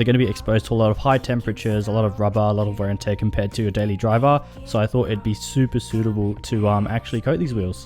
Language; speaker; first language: English; native; English